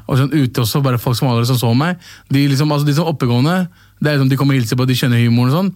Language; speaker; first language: Norwegian; early bilingual, other home language; Somali